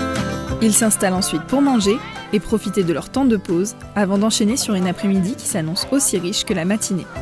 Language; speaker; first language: French; native; French